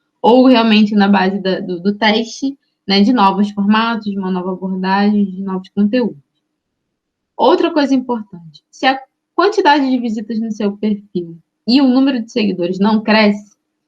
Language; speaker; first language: Portuguese; native; Portuguese